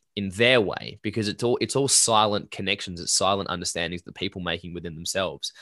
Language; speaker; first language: English; native; English